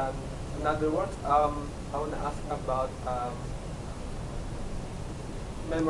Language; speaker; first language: English; non-native, fluent; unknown